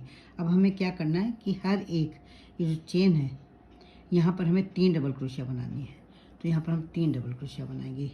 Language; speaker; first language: Hindi; native; Hindi